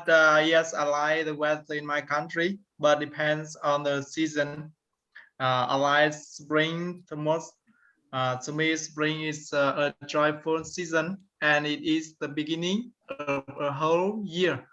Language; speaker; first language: English; non-native, learner; Vietnamese